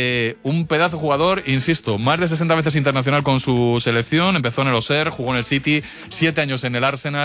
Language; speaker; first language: Spanish; native; Spanish